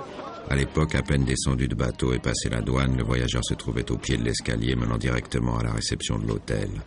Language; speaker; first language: French; native; French